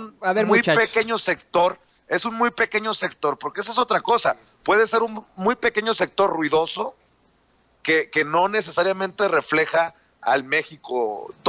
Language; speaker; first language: Spanish; native; Spanish